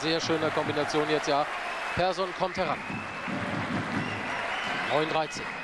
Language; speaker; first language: German; native; German